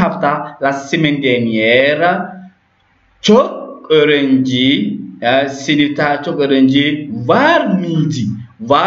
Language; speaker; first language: Turkish; non-native, learner; French